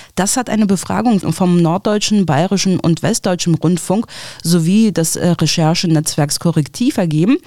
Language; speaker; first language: German; early bilingual, other home language; Russian